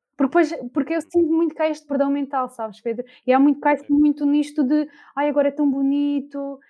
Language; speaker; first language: Portuguese; native; Portuguese